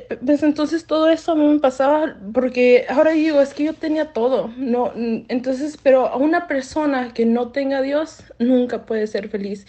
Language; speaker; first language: Spanish; native; Spanish